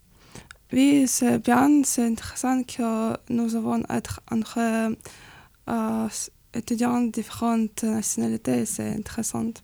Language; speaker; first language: French; non-native, learner; Ukrainian